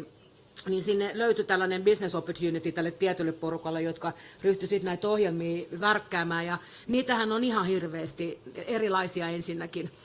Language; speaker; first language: Finnish; native; Finnish